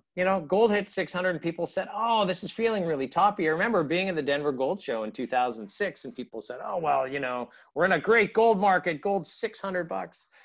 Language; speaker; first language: English; native; English